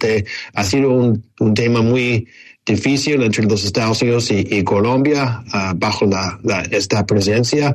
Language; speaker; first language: Spanish; non-native, fluent; English